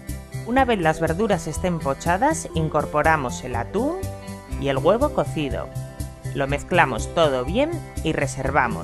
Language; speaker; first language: Spanish; native; Spanish